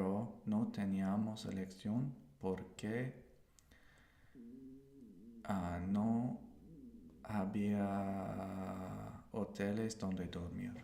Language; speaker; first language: Spanish; non-native, learner; English